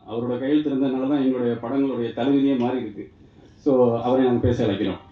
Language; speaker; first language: Tamil; native; Tamil